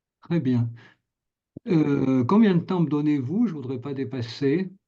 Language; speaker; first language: French; native; French